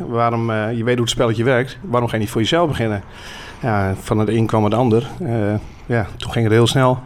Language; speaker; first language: Dutch; native; Dutch